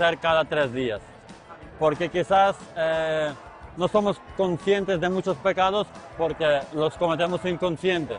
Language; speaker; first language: Spanish; non-native, fluent; Ukrainian